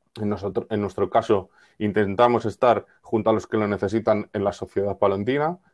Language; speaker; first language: Spanish; native; Spanish